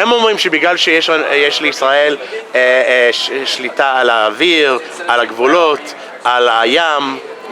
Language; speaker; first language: Hebrew; non-native, fluent; English